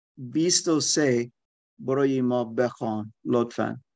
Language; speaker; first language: Persian; non-native, learner; German